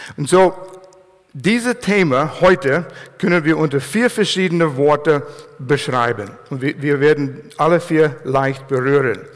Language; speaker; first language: German; non-native, fluent; English